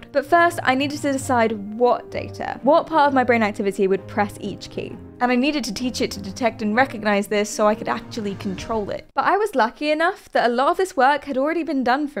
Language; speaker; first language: English; native; English